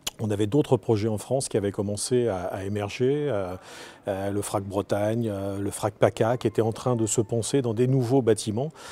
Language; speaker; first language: French; native; French